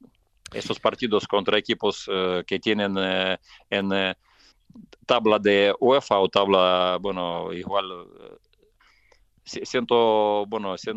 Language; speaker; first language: Spanish; non-native, fluent; Russian